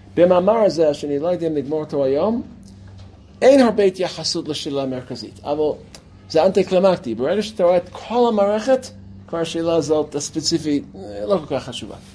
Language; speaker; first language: Hebrew; non-native, fluent; English